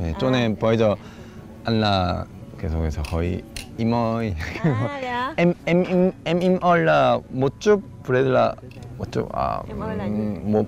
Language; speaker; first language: Vietnamese; non-native, learner; Korean